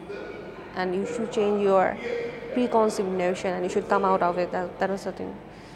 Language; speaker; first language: English; non-native, local second language; Bangla